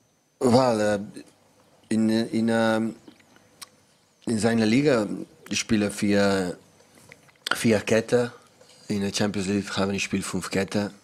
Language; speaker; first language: German; non-native, learner; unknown